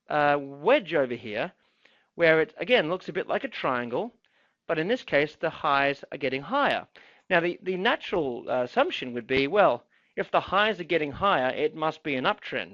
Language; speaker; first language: English; native; English